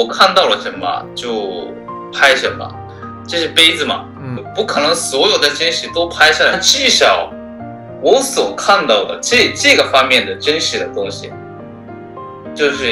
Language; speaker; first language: Chinese; non-native, fluent; Japanese